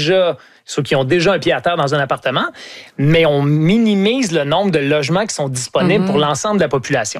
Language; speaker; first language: French; native; French